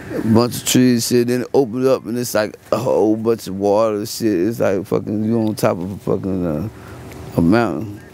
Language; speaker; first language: English; native; English